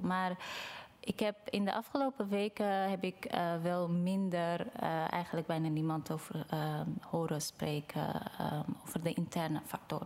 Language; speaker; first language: Dutch; non-native, fluent; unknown